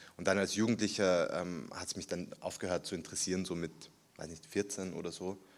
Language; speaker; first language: German; early bilingual, other home language; Spanish